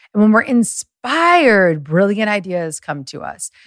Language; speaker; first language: English; early bilingual, other home language; German